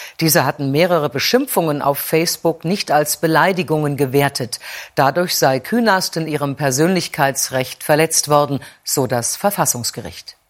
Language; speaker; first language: German; native; German